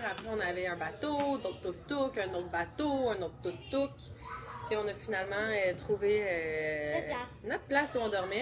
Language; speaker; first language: French; native; French